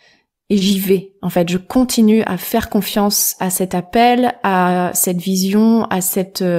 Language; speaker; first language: French; native; French